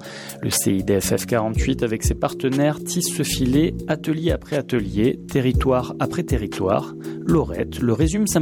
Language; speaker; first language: French; native; French